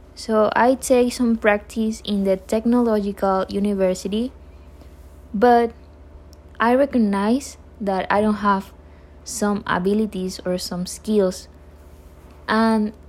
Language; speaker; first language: English; non-native, learner; Spanish